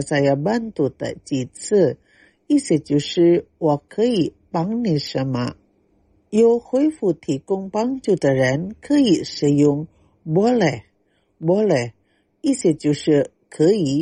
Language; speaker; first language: Chinese; non-native, fluent; Indonesian